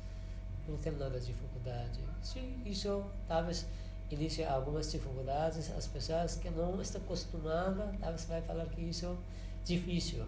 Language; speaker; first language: Portuguese; non-native, learner; Persian